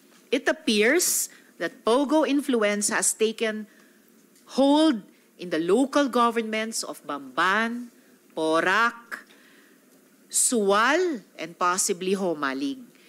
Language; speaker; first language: English; non-native, local second language; Filipino